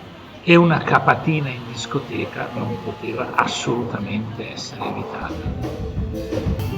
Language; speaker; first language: Italian; native; Italian